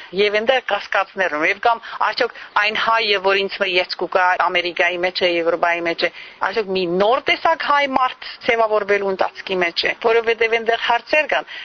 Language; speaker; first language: Armenian; early bilingual, heritage; Armenian